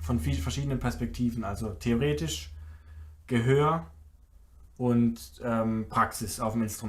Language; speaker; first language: German; native; German